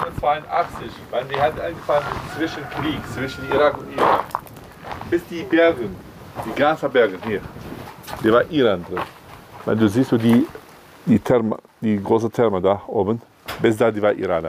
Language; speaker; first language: German; non-native, learner; Kurdish